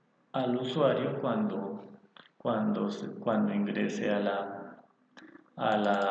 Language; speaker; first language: Spanish; native; Spanish